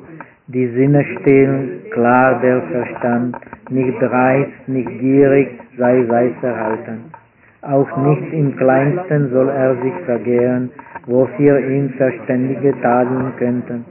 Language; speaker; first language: German; non-native, fluent; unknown